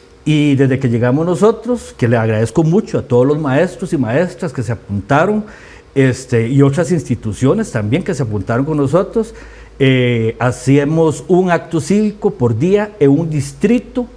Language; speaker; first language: Spanish; native; Spanish